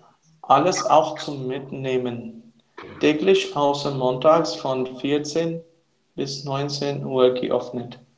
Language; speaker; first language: German; non-native, learner; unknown